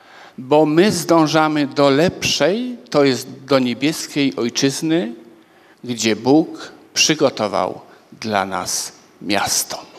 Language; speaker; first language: Polish; native; Polish